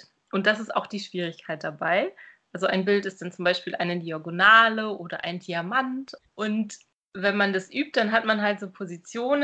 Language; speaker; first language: German; native; German